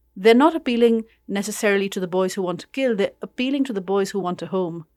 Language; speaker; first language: English; non-native, local second language; Urdu